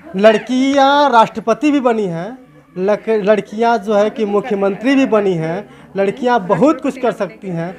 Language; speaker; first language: Hindi; native; Hindi